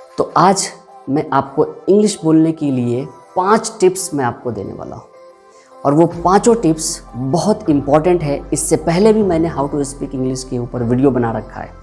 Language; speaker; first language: Hindi; native; Hindi